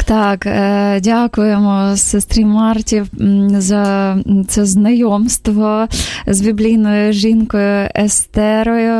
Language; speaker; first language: Ukrainian; native; Ukrainian